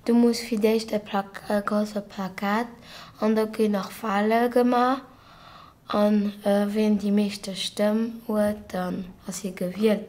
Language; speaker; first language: German; non-native, local second language; Luxembourgish